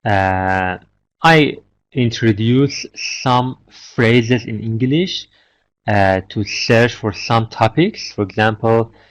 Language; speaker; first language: English; non-native, fluent; Persian